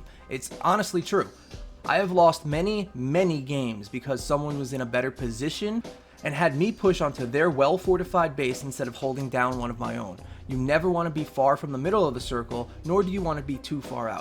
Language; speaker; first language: English; native; English